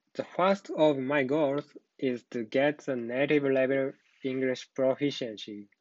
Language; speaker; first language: English; non-native, learner; Japanese